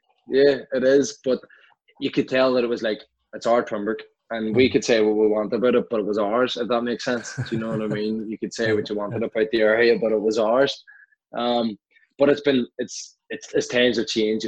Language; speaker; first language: English; native; English